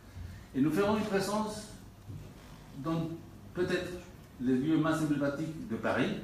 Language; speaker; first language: French; non-native, fluent; Spanish